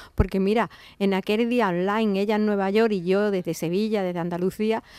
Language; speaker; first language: Spanish; native; Spanish